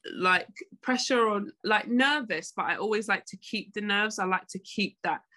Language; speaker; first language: English; native; English